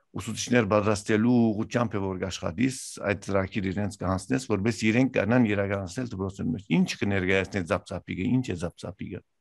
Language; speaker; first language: Armenian; early bilingual, heritage; Armenian